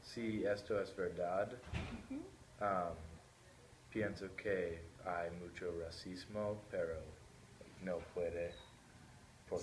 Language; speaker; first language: Spanish; non-native, learner; English